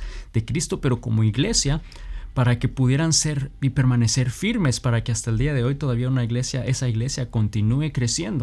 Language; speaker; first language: Spanish; native; Spanish